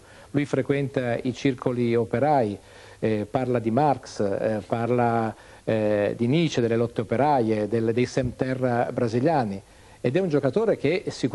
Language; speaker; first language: Italian; native; Italian